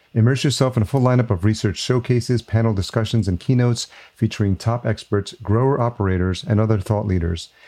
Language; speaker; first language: English; native; English